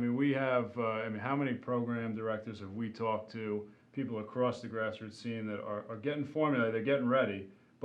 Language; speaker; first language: English; native; English